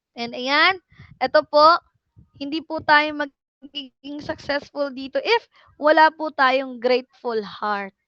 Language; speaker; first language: Filipino; non-native, local second language; Cebuano